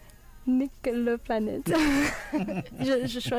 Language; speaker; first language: French; non-native, learner; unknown